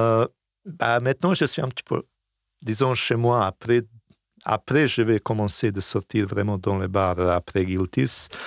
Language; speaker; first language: French; non-native, fluent; Bosnian